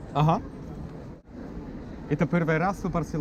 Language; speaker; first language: Russian; non-native, learner; English